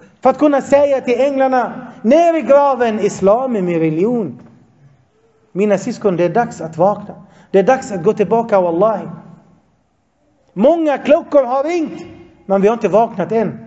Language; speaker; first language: Swedish; non-native, fluent; Arabic